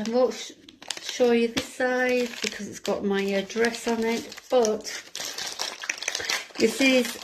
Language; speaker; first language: English; native; English